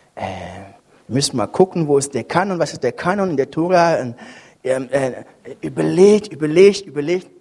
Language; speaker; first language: German; non-native, fluent; French